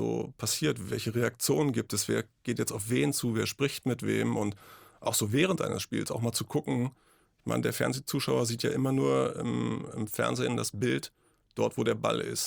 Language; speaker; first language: German; native; German